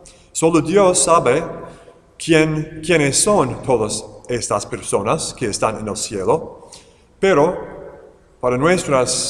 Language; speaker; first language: Spanish; non-native, fluent; English